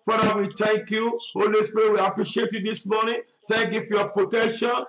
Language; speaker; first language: English; non-native, local second language; Yoruba